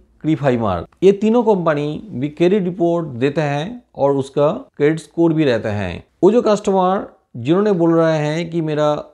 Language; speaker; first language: Hindi; non-native, local second language; Bangla